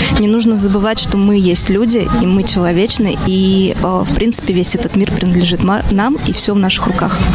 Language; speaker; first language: Russian; native; Russian